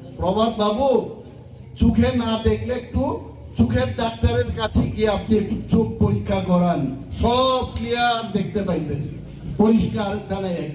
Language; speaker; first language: Bangla; non-native, local second language; Kok Borok